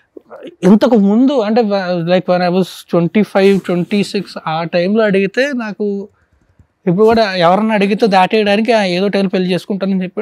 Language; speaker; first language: Telugu; native; Telugu